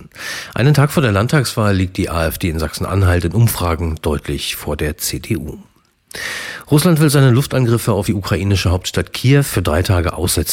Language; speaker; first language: German; native; German